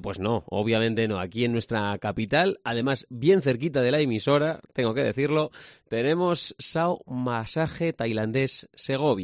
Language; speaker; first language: Spanish; native; Spanish